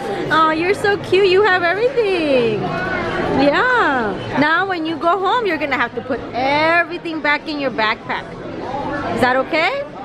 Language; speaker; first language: English; early bilingual, other home language; Spanish